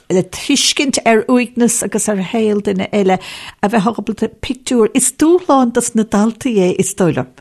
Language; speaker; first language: Irish; native; Irish